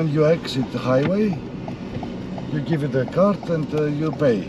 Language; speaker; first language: English; non-native, learner; Greek